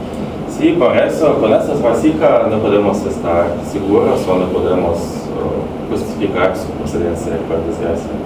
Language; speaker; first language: Spanish; non-native, fluent; Russian